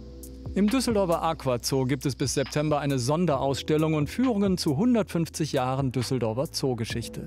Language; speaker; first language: German; native; German